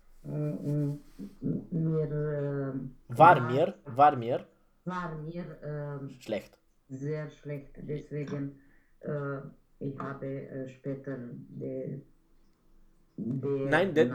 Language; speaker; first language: German; non-native, learner; Romanian